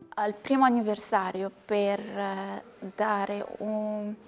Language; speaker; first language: Italian; non-native, fluent; Arabic